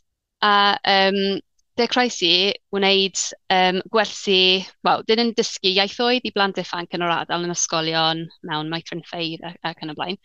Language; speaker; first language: Welsh; non-native, learner; English